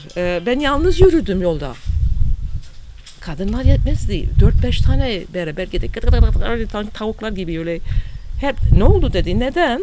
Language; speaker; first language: Turkish; non-native, fluent; English